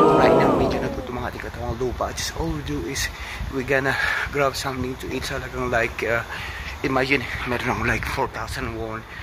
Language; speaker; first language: Filipino; native; Filipino